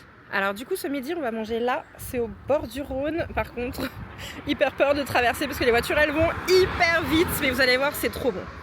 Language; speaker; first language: French; native; French